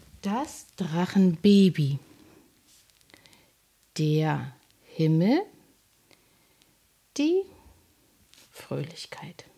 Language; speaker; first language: German; native; German